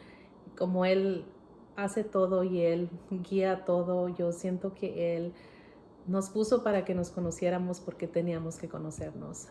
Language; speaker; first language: Spanish; early bilingual, heritage; Spanish